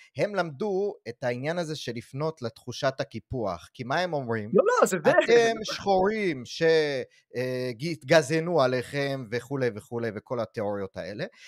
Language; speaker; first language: Hebrew; non-native, fluent; English